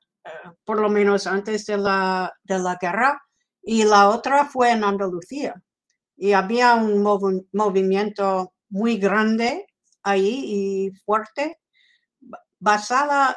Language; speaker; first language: Spanish; non-native, fluent; English